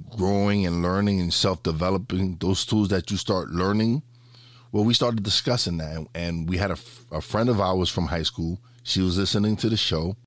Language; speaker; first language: English; native; English